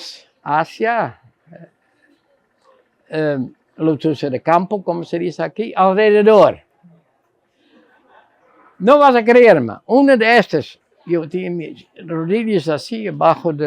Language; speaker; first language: Spanish; non-native, fluent; Dutch